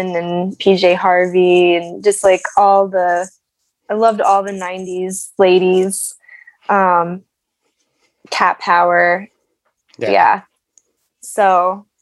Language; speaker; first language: English; native; English